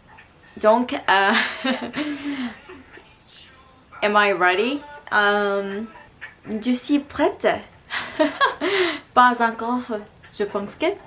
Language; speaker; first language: French; non-native, learner; Korean